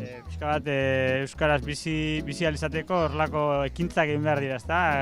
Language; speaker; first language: Basque; native; Basque